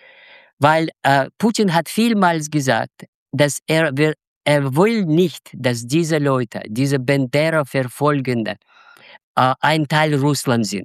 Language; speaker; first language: German; non-native, learner; Russian